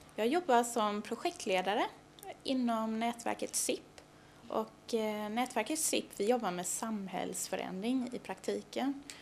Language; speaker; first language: Swedish; native; Swedish